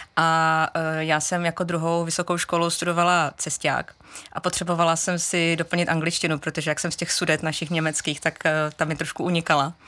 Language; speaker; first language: Czech; native; Czech